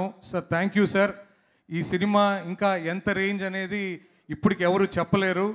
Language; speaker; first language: Telugu; native; Telugu